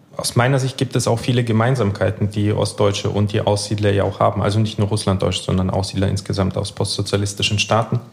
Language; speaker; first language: German; early bilingual, other home language; Russian